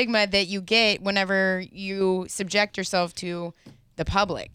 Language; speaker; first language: English; native; English